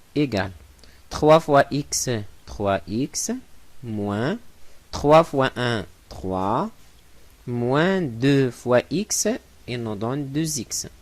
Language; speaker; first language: French; non-native, local second language; Arabic